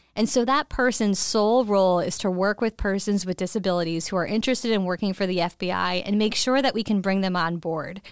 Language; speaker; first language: English; native; English